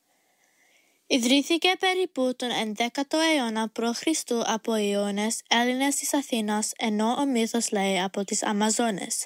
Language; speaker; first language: Greek; early bilingual, heritage; Greek